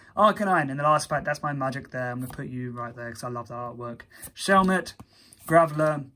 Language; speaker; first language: English; native; English